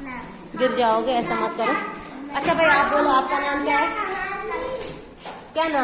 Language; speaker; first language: Hindi; non-native, local second language; Kashmiri